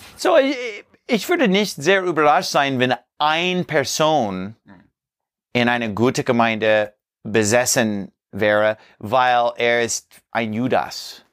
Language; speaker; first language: German; non-native, learner; English